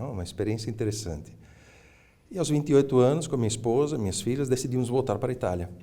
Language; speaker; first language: Portuguese; early bilingual, other home language; Italian